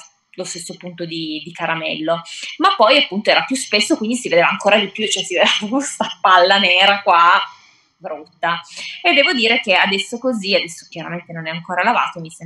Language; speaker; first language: Italian; native; Italian